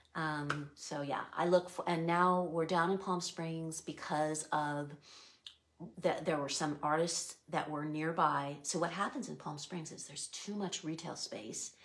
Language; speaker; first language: English; native; English